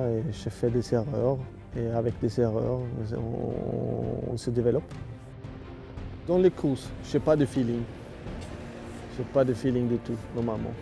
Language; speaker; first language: French; non-native, learner; Swedish